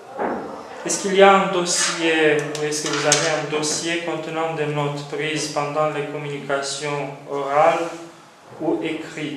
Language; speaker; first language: French; non-native, fluent; Romanian